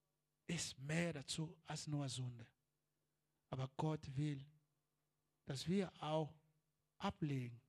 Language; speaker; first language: German; non-native, learner; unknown